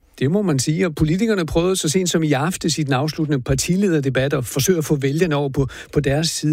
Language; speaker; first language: Danish; native; Danish